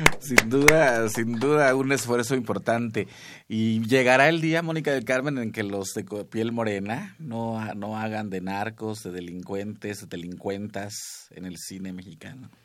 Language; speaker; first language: Spanish; non-native, local second language; Nahuatl languages